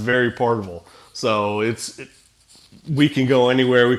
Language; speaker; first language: English; native; English